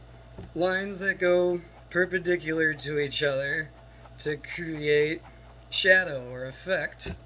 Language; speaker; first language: English; native; English